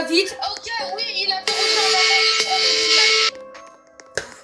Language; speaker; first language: French; non-native, learner; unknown